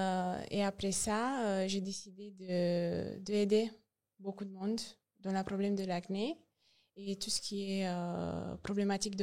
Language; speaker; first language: French; non-native, learner; Romanian